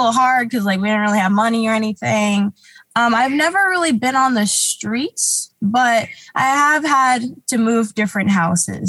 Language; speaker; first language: English; native; English